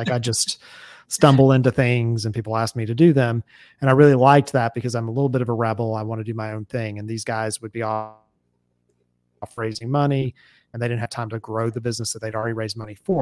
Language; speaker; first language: English; native; English